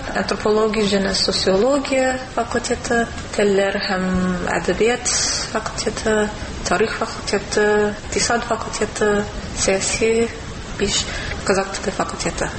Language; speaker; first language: Tatar; non-native, fluent; English